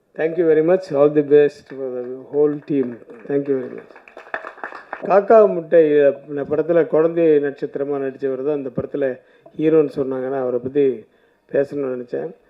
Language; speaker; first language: Tamil; native; Tamil